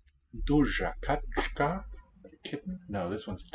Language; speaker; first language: Polish; non-native, learner; English